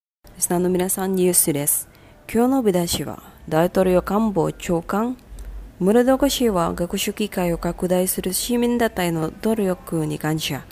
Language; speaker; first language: Japanese; non-native, fluent; Indonesian